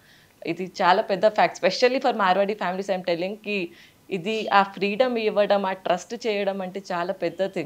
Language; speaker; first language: Telugu; non-native, local second language; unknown